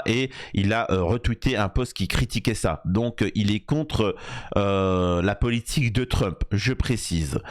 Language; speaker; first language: French; native; French